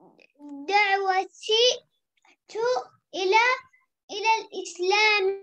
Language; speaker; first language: Arabic; native; Arabic